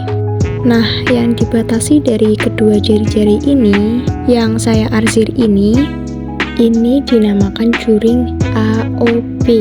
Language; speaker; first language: Indonesian; native; Indonesian